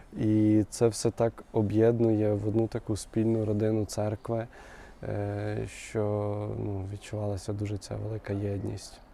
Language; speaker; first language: Ukrainian; native; Ukrainian